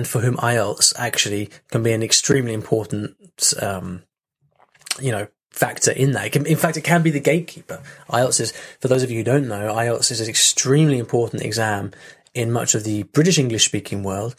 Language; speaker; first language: English; native; English